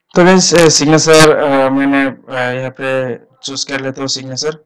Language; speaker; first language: Hindi; non-native, local second language; Assamese